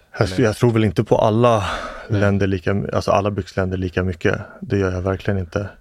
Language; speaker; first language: Swedish; early bilingual, other home language; English